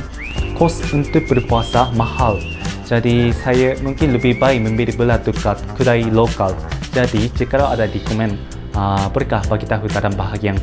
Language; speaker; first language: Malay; non-native, learner; Japanese